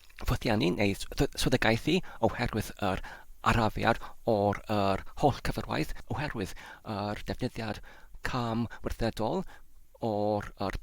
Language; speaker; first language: Welsh; non-native, learner; English